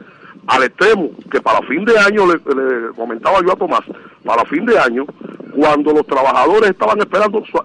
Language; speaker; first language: Spanish; native; Spanish